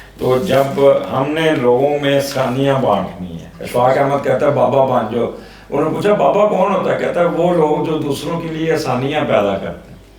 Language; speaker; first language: Urdu; native; Urdu